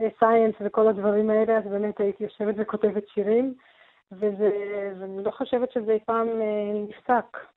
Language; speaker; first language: Hebrew; non-native, local second language; Arabic